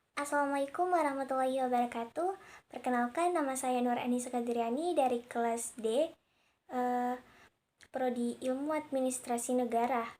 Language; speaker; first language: Indonesian; native; Indonesian